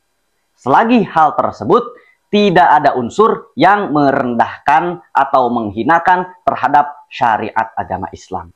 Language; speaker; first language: Indonesian; native; Indonesian